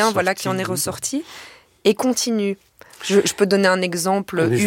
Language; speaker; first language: French; native; French